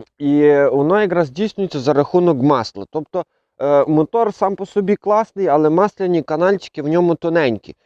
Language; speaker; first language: Ukrainian; native; Ukrainian